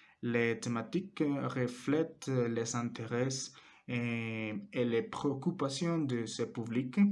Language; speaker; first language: French; non-native, learner; Spanish